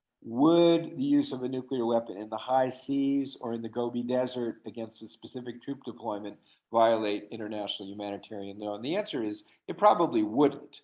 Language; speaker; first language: English; native; English